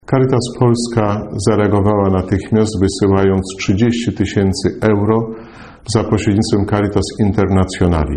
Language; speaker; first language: Polish; native; Polish